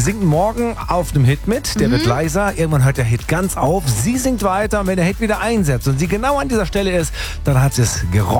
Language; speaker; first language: German; native; German